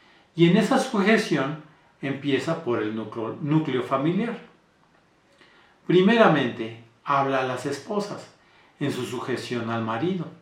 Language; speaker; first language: Spanish; native; Spanish